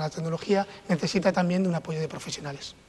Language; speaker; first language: Spanish; native; Spanish